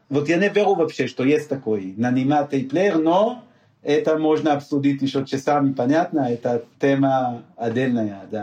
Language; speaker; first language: Russian; non-native, learner; Hebrew